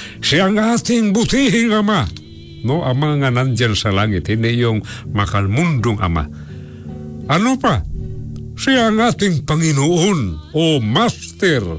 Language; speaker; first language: Filipino; non-native, local second language; Cebuano